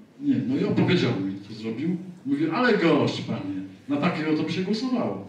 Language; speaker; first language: Polish; native; Polish